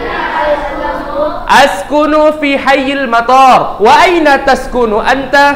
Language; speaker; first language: Arabic; non-native, fluent; Indonesian